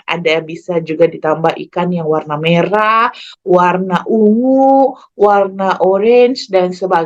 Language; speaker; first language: Indonesian; native; Indonesian